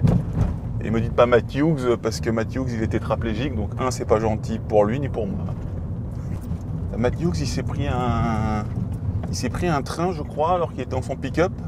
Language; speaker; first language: French; native; French